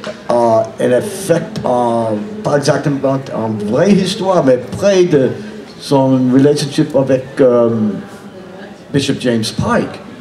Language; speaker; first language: French; non-native, learner; English